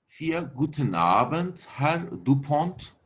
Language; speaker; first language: German; non-native, fluent; Turkish